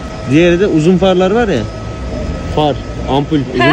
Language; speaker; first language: Turkish; native; Turkish